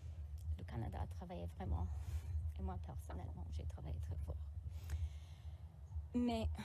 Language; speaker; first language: French; non-native, local second language; English